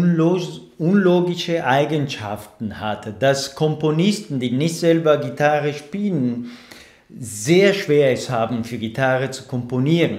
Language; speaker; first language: German; non-native, fluent; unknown